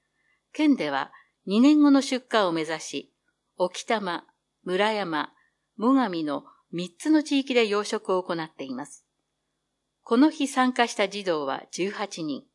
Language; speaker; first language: Japanese; native; Japanese